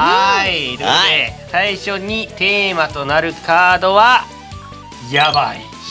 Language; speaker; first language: Japanese; native; Japanese